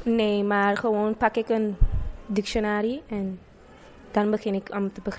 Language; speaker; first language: Dutch; non-native, learner; Spanish